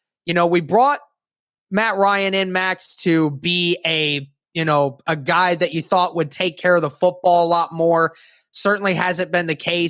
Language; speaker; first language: English; native; English